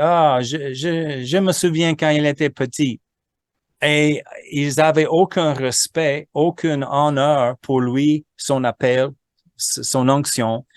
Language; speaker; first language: French; non-native, fluent; English